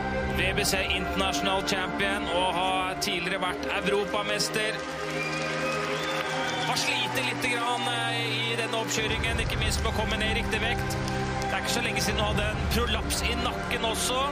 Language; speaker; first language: Norwegian; native; Norwegian